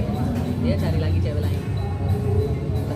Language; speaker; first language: Indonesian; non-native, fluent; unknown